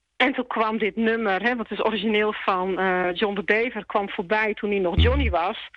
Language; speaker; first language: Dutch; native; Dutch